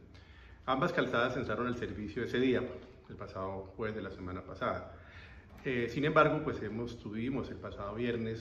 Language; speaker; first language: Spanish; native; Spanish